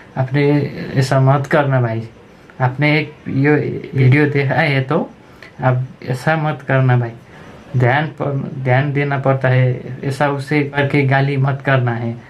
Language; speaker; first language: Hindi; non-native, local second language; Nepali